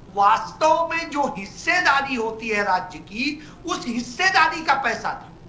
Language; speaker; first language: Hindi; native; Hindi